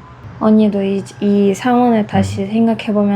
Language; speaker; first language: Korean; non-native, fluent; Russian